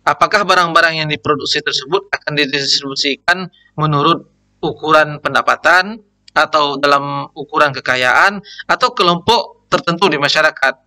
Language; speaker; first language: Indonesian; native; Indonesian